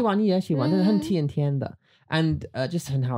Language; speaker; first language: Chinese; non-native, learner; English